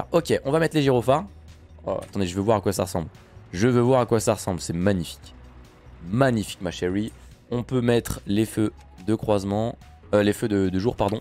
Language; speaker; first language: French; native; French